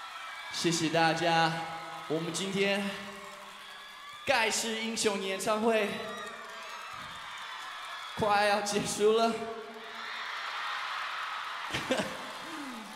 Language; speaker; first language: Chinese; early bilingual, heritage; English